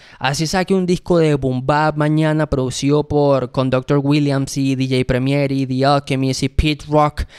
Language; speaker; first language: Spanish; native; Spanish